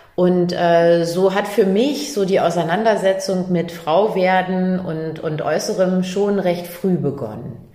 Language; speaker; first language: German; native; German